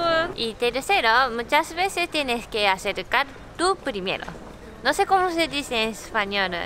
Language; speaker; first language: Spanish; non-native, learner; Japanese